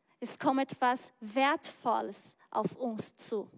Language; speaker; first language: German; non-native, learner; Portuguese